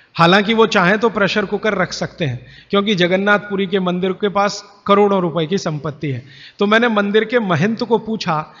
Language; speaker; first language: Hindi; native; Hindi